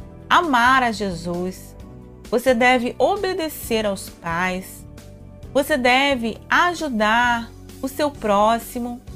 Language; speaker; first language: Portuguese; native; Portuguese